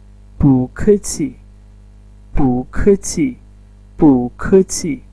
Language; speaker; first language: Chinese; non-native, learner; Urdu